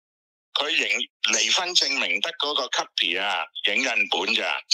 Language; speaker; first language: Cantonese; native; Cantonese